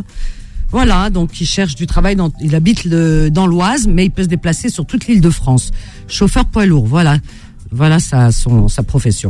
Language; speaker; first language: French; native; French